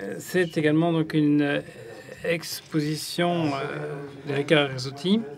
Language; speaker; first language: French; native; French